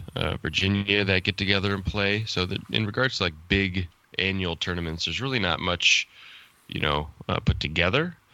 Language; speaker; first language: English; native; English